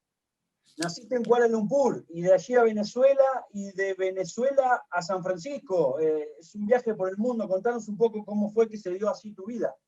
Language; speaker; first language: Spanish; native; Spanish